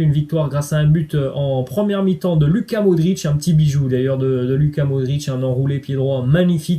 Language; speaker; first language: French; native; French